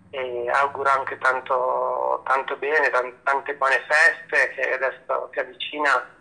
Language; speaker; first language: Italian; native; Italian